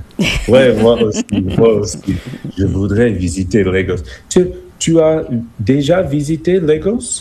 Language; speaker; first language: French; non-native, fluent; English